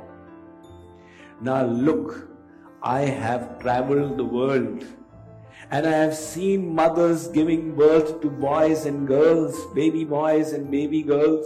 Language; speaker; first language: English; non-native, local second language; Hindi